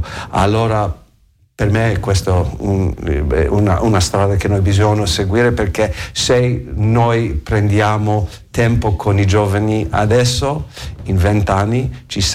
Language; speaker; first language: Italian; non-native, learner; English